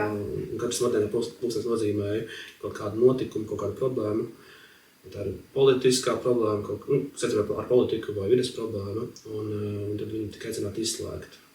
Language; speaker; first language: Latvian; native; Latvian